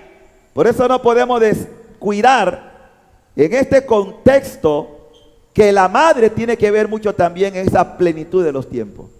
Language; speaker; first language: Spanish; native; Spanish